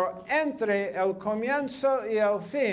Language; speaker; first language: Spanish; non-native, fluent; English